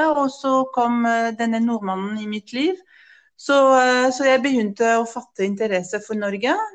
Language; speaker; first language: Norwegian; non-native, fluent; French